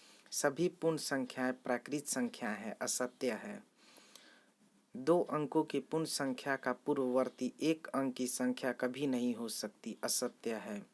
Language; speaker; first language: Hindi; native; Hindi